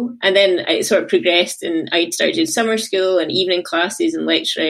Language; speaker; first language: English; native; English